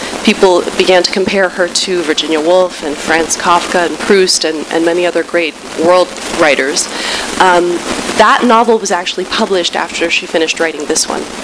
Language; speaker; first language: English; early bilingual, other home language; Spanish